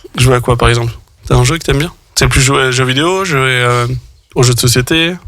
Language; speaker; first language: French; native; French